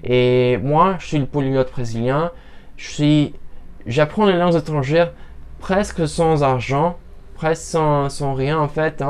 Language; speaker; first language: French; non-native, learner; Portuguese